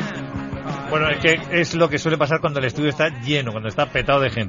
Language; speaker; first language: Spanish; native; Spanish